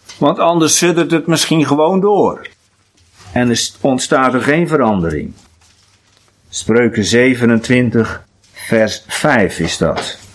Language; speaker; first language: Dutch; non-native, local second language; Western Frisian